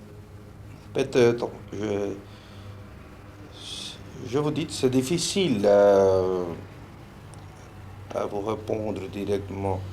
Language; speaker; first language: French; non-native, fluent; Spanish